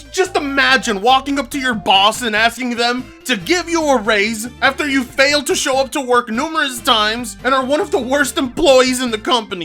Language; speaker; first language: English; native; English